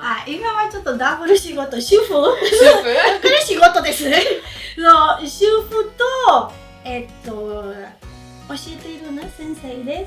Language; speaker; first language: Japanese; non-native, learner; Spanish